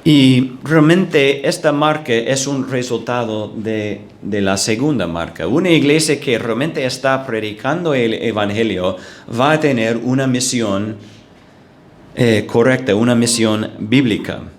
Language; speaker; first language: Spanish; non-native, fluent; English